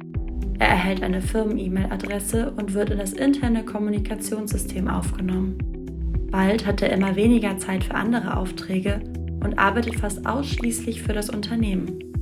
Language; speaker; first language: German; native; German